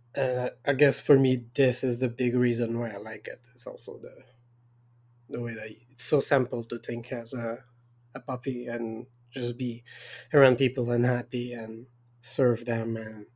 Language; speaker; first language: English; non-native, fluent; French